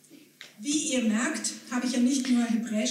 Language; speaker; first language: German; early bilingual, other home language; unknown